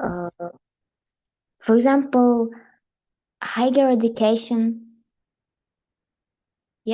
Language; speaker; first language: English; non-native, learner; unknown